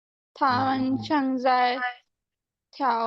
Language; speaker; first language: Chinese; non-native, learner; Urdu